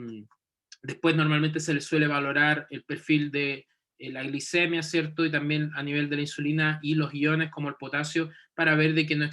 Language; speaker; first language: Spanish; native; Spanish